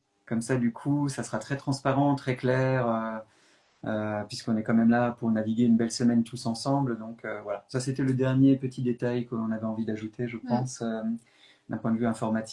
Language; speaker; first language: French; native; French